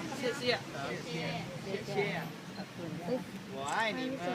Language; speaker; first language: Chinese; non-native, learner; Thai